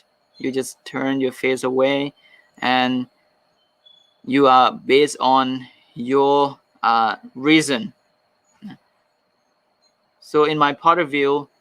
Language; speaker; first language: English; non-native, fluent; Thai